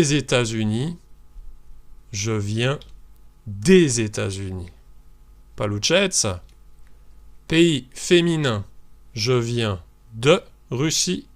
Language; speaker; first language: French; native; French